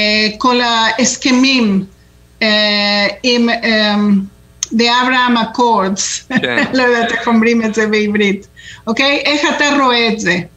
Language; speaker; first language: Hebrew; non-native, fluent; Spanish